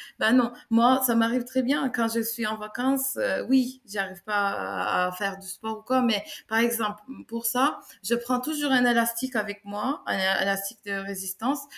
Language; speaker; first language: French; non-native, fluent; Turkish